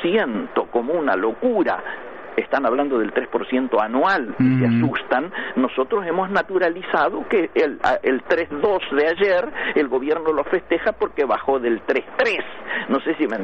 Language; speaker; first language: Spanish; native; Spanish